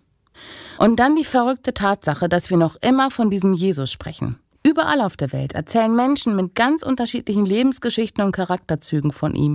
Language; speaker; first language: German; native; German